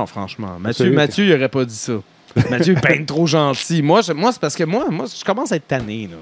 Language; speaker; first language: French; native; French